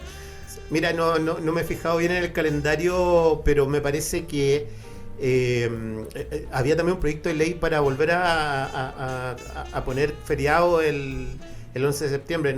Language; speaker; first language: Spanish; native; Spanish